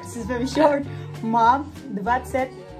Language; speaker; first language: English; non-native, learner; Indonesian